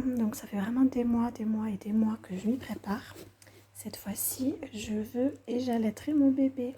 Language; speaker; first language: French; native; French